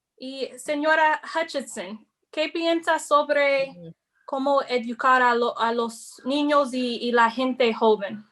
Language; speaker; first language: Spanish; non-native, fluent; English